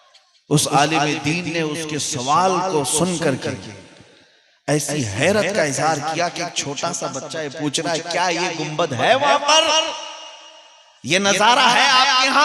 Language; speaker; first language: Urdu; native; Urdu